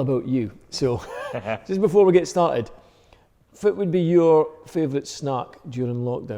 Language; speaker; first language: English; native; English